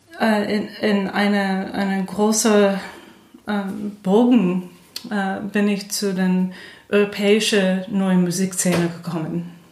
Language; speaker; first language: German; non-native, fluent; English